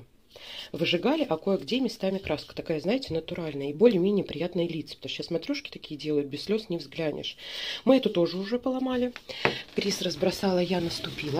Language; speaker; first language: Russian; native; Russian